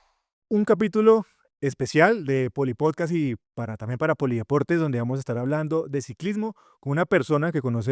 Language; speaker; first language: Spanish; native; Spanish